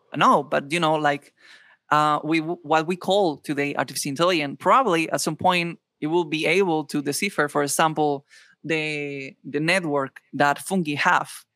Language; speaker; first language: English; non-native, fluent; Spanish